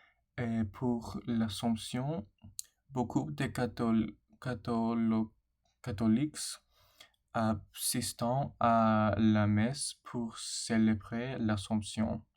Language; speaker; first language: French; non-native, learner; English